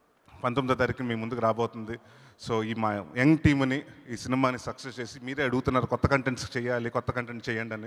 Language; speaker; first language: Telugu; native; Telugu